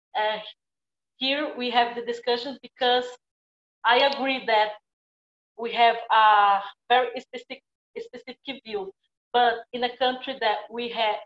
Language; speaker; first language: English; non-native, fluent; Portuguese